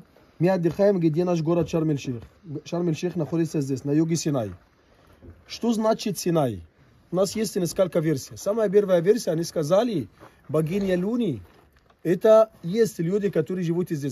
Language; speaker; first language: Russian; non-native, fluent; Arabic